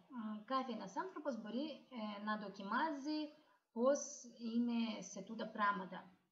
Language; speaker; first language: Greek; non-native, learner; Russian